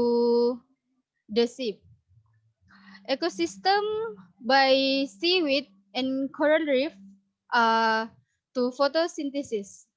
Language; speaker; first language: English; non-native, learner; Indonesian